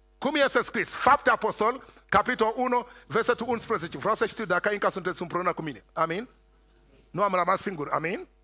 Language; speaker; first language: Romanian; non-native, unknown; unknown